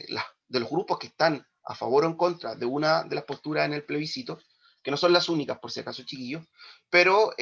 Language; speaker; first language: Spanish; native; Spanish